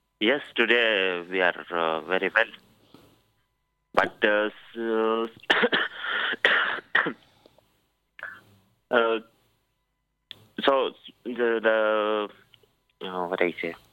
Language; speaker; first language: English; non-native, learner; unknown